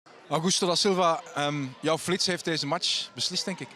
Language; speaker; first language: Dutch; native; Dutch